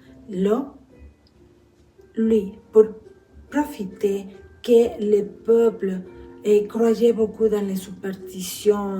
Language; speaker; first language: French; non-native, fluent; Spanish